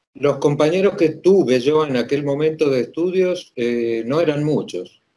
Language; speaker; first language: Spanish; native; Spanish